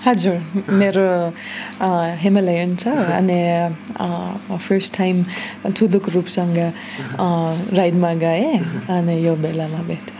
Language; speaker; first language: Nepali; non-native, learner; German